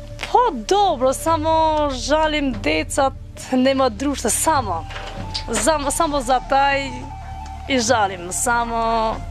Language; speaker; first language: Serbian; non-native, learner; Albanian